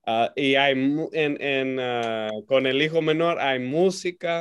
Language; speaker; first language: Spanish; non-native, fluent; English